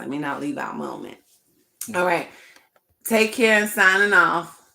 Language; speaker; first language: English; native; English